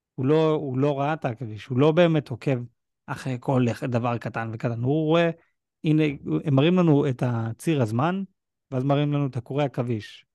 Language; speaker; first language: Hebrew; native; Hebrew